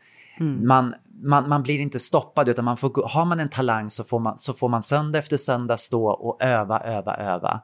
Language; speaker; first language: Swedish; native; Swedish